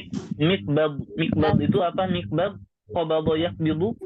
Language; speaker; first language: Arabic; non-native, fluent; Indonesian